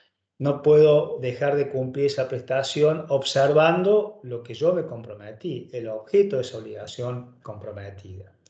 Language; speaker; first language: Spanish; native; Spanish